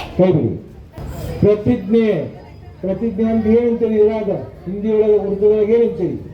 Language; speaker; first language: Kannada; native; Kannada